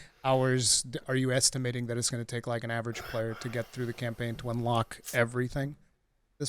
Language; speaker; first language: English; native; English